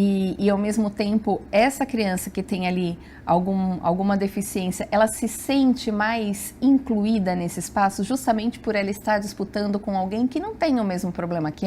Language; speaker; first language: Portuguese; native; Portuguese